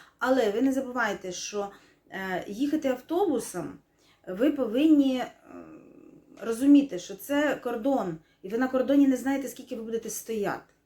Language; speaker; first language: Ukrainian; non-native, local second language; Russian